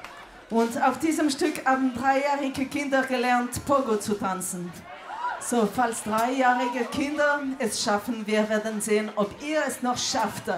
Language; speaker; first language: German; non-native, local second language; French